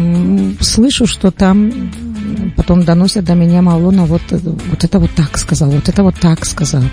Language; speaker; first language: Russian; non-native, local second language; Tajik